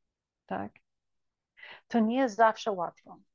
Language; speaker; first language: Polish; early bilingual, heritage; English